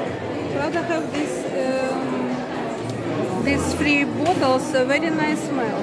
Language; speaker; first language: English; non-native, learner; Russian